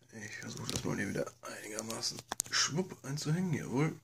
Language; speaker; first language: German; native; German